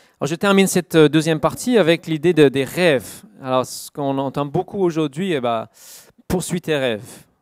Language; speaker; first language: French; non-native, fluent; English